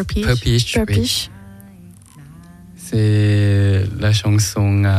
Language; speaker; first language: French; non-native, learner; Thai